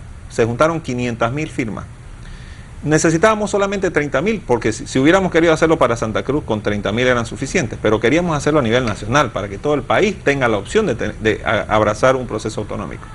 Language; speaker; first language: Spanish; native; Spanish